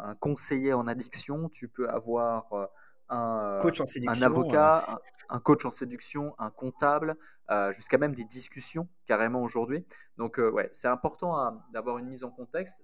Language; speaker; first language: French; native; French